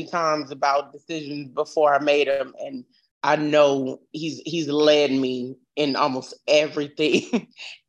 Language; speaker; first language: English; native; English